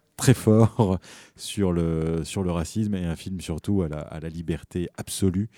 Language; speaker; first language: French; native; French